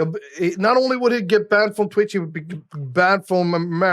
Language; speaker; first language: English; native; English